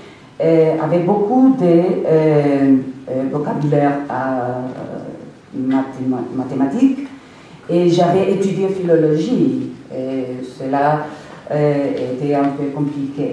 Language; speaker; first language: French; non-native, fluent; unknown